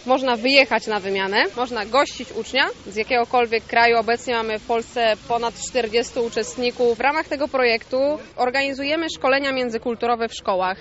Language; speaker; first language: Polish; native; Polish